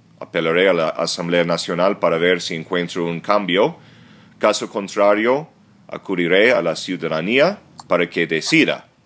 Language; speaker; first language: Spanish; non-native, fluent; English